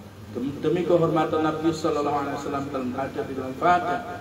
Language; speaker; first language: Indonesian; native; Indonesian